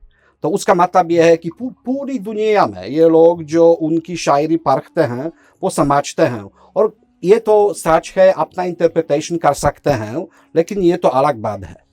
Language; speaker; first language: Hindi; non-native, fluent; Polish